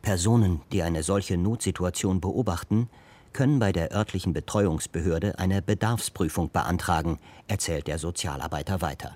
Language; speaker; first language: German; native; German